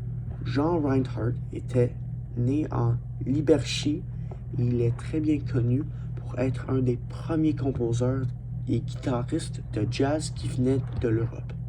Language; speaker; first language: French; non-native, learner; English